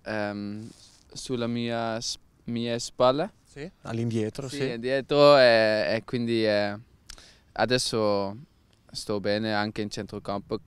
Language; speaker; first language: Italian; non-native, learner; Dutch